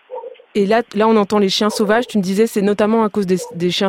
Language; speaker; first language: French; native; French